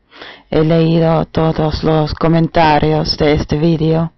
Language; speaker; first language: Spanish; non-native, learner; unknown